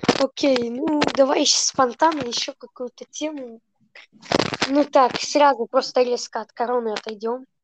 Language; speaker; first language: Russian; early bilingual, heritage; Russian